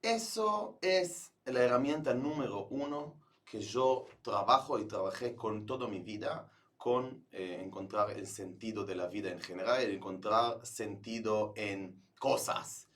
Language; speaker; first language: Spanish; non-native, fluent; Hebrew